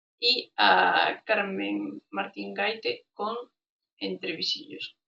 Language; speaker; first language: Spanish; native; Spanish